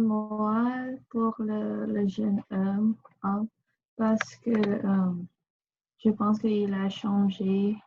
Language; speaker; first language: French; non-native, learner; English